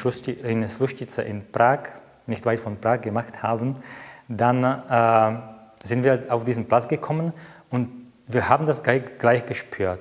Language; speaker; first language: German; non-native, fluent; Czech